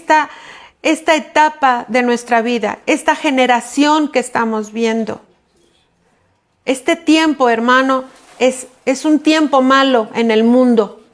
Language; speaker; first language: Spanish; native; Spanish